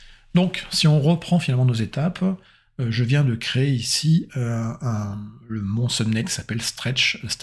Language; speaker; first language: French; native; French